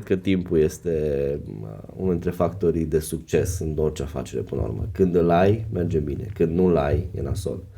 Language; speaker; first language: Romanian; native; Romanian